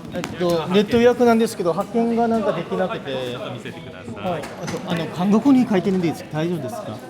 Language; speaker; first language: Japanese; non-native, fluent; Korean